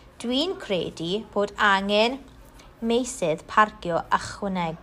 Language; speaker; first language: Welsh; non-native, local second language; English